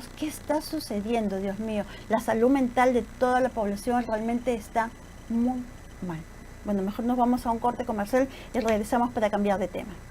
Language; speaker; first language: Spanish; native; Spanish